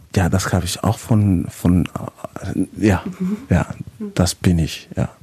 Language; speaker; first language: German; non-native, fluent; Spanish